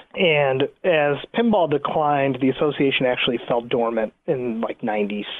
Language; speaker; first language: English; native; English